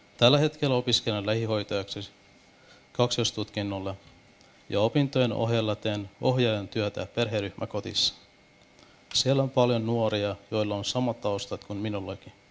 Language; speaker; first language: Finnish; non-native, fluent; Persian